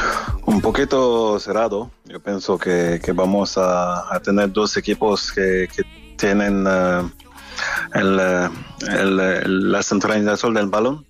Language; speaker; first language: Spanish; non-native, fluent; French